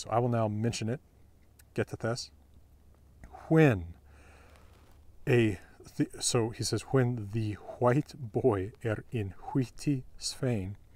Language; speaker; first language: English; native; English